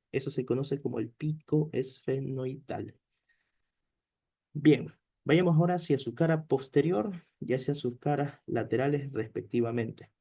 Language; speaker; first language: Spanish; native; Spanish